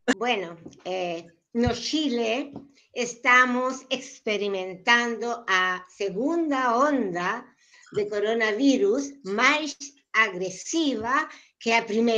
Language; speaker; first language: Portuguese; non-native, learner; Spanish